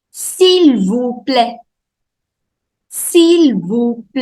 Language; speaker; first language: French; non-native, fluent; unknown